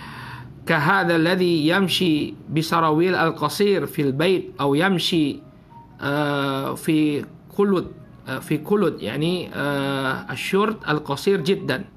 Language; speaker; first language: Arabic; non-native, fluent; Indonesian